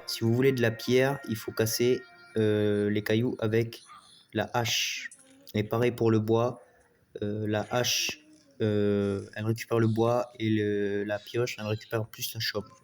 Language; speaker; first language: French; native; French